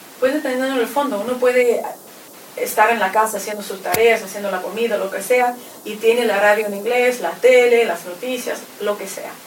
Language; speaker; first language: Spanish; non-native, fluent; Russian